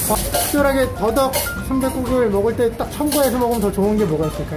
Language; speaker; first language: Korean; native; Korean